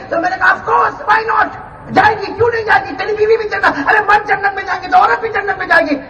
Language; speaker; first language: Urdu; native; Urdu